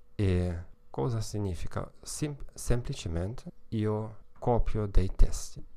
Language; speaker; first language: Italian; non-native, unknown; German